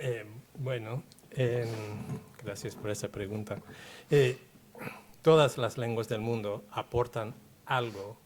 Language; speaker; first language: Spanish; non-native, fluent; English